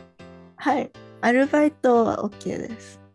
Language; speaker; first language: Japanese; early bilingual, heritage; Japanese